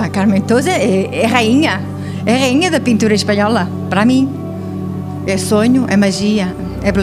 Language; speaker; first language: Spanish; non-native, learner; Portuguese